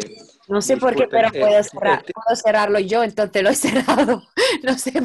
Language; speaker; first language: Spanish; non-native, fluent; Italian